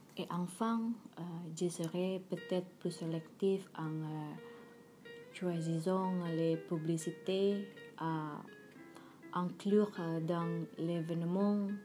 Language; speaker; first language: French; non-native, learner; Indonesian